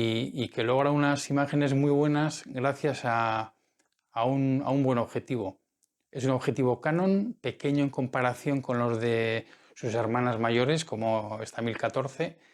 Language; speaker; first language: Spanish; native; Spanish